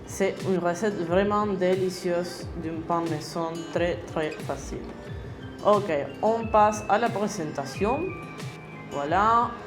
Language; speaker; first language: French; non-native, fluent; Spanish